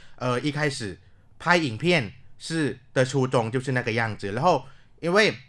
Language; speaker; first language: Chinese; non-native, fluent; Thai